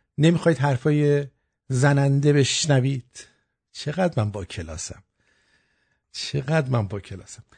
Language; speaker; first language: Persian; native; Persian